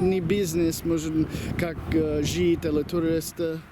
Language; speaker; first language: Russian; non-native, learner; English